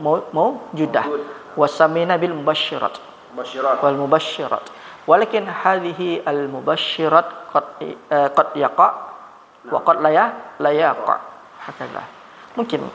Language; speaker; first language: Arabic; non-native, fluent; Malay